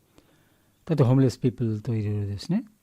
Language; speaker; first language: Japanese; non-native, learner; Bangla